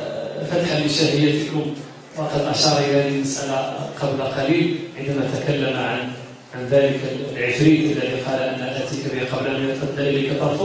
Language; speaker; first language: Arabic; native; Arabic